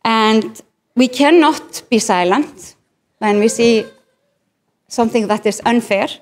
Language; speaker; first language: English; non-native, fluent; Icelandic